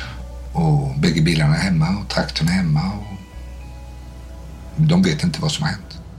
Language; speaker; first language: Swedish; native; Swedish